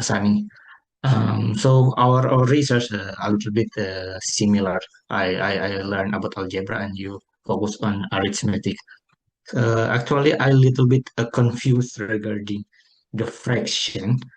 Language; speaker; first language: English; non-native, learner; Indonesian